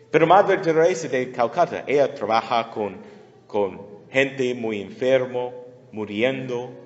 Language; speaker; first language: Spanish; non-native, fluent; English